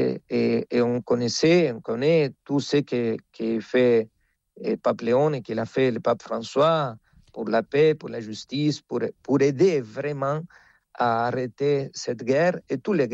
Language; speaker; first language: French; non-native, fluent; Spanish